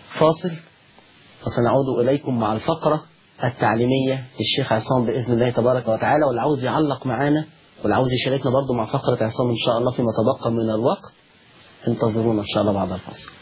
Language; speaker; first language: Arabic; native; Arabic